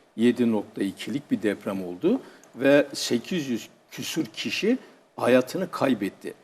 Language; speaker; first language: Turkish; native; Turkish